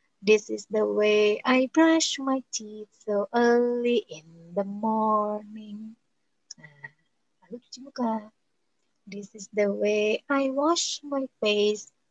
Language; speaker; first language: English; non-native, fluent; Indonesian